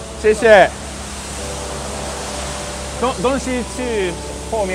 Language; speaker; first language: Chinese; non-native, learner; Japanese